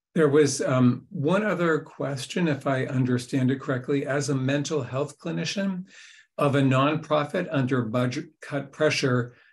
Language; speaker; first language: English; native; English